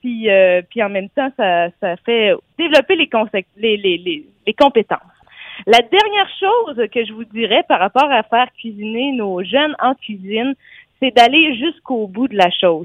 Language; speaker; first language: French; native; French